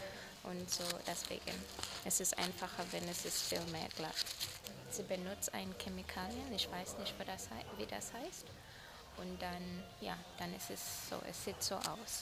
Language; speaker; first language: German; non-native, learner; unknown